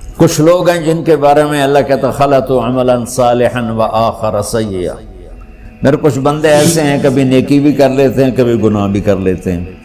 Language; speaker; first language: Urdu; non-native, local second language; Punjabi